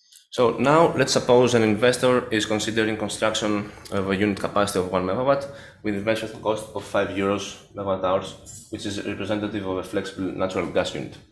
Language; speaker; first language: English; non-native, fluent; Greek